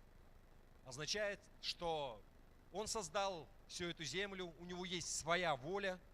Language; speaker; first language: Russian; native; Russian